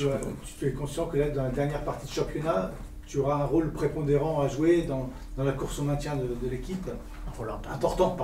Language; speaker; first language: French; native; French